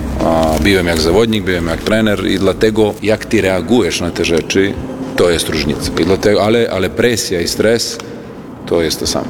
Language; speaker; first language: Polish; non-native, fluent; Serbian